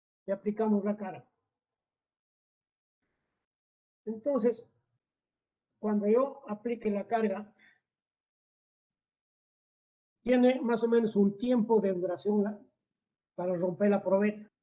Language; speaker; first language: Spanish; native; Spanish